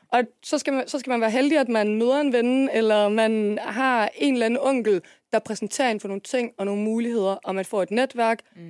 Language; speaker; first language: Danish; native; Danish